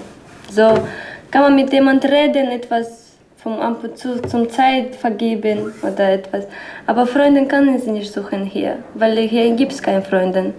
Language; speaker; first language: German; non-native, learner; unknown